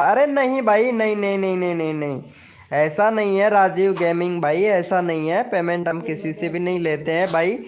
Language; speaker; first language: Hindi; native; Hindi